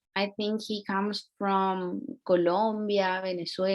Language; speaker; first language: English; non-native, learner; Spanish